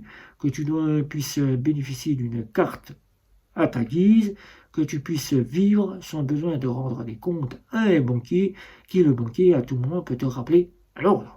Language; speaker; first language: French; native; French